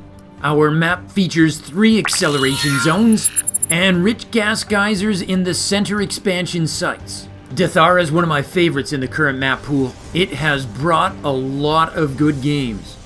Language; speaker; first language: English; native; English